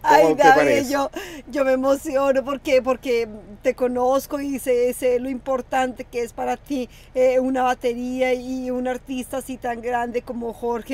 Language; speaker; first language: Spanish; native; Spanish